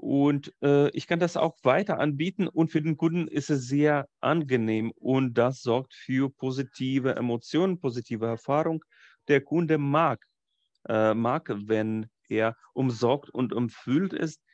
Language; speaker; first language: German; non-native, fluent; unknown